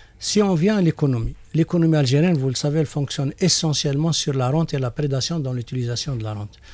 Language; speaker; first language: French; non-native, local second language; Arabic